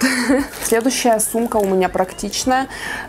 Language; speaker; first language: Russian; native; Russian